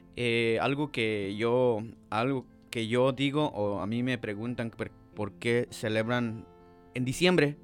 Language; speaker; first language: Spanish; native; Spanish